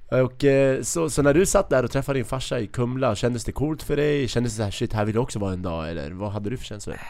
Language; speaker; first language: Swedish; early bilingual, other home language; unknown